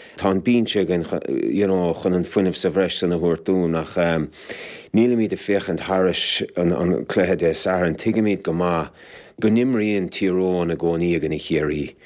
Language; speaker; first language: Irish; native; Irish